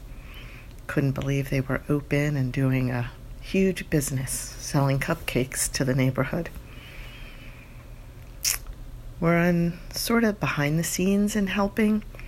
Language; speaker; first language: English; native; English